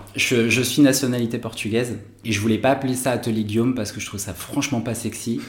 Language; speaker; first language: French; native; French